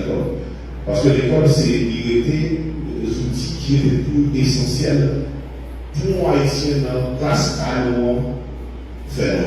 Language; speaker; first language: French; non-native, local second language; Haitian Creole